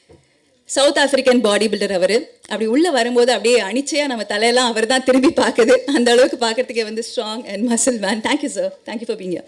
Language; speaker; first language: Tamil; native; Tamil